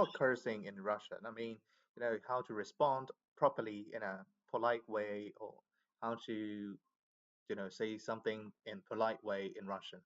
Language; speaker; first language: English; non-native, fluent; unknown